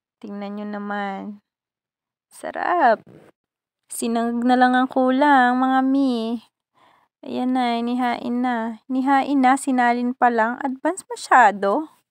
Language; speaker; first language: Filipino; non-native, local second language; Bikol